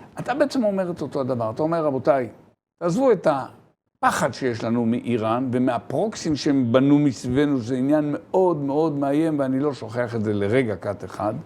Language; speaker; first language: Hebrew; native; Hebrew